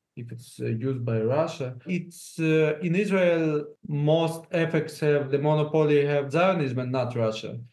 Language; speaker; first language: English; non-native, fluent; Hebrew